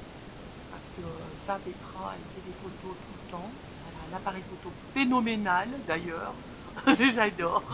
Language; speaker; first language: French; native; French